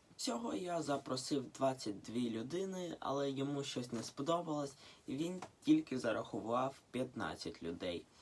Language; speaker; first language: Ukrainian; non-native, local second language; Russian